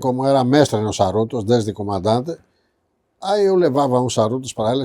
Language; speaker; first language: Portuguese; non-native, fluent; Greek